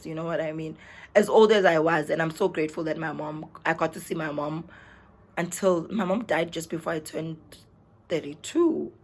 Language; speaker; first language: English; non-native, local second language; Zulu